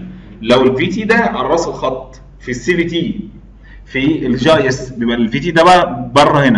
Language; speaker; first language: Arabic; native; Arabic